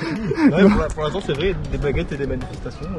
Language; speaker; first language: French; native; French